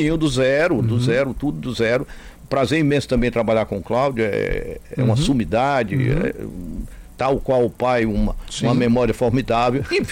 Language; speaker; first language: Portuguese; native; Portuguese